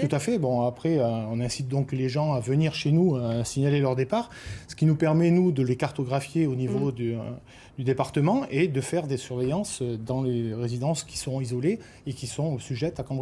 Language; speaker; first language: French; native; French